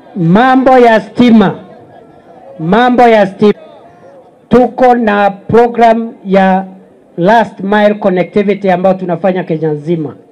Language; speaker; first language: Swahili; non-native, local second language; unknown